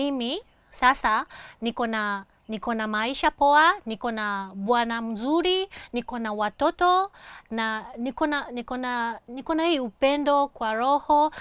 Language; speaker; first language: Swahili; non-native, fluent; Japanese